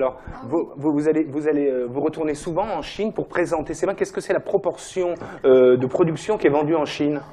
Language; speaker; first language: French; native; French